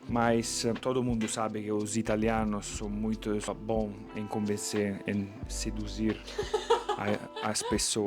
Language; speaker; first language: Portuguese; non-native, fluent; Italian